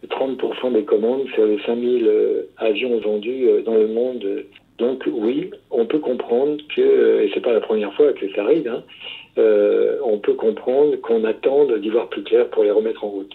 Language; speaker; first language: French; native; French